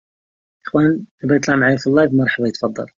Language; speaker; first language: Arabic; native; Arabic